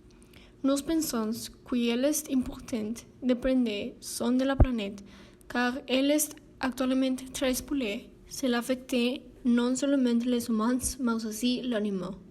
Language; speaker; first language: French; non-native, learner; Spanish